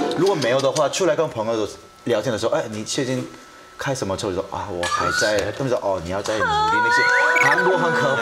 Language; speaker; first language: Chinese; non-native, fluent; Korean